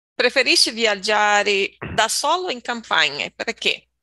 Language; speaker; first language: Italian; non-native, learner; Portuguese